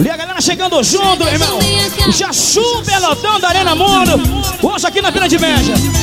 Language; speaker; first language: Portuguese; native; Portuguese